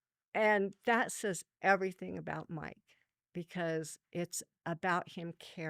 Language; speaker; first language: English; native; English